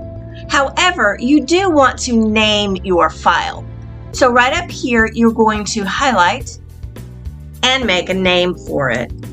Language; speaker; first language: English; native; English